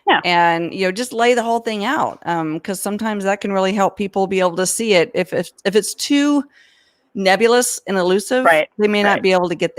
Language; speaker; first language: English; native; English